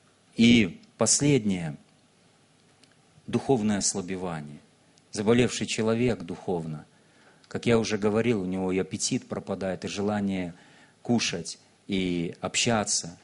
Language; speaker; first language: Russian; native; Russian